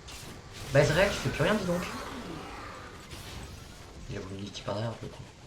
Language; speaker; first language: French; native; French